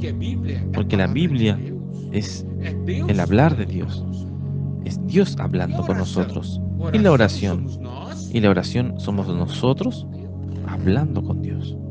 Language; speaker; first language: Spanish; non-native, fluent; Portuguese